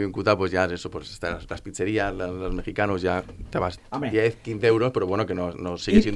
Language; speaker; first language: Spanish; native; Spanish